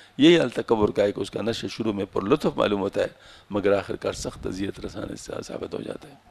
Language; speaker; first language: Urdu; non-native, local second language; Pashto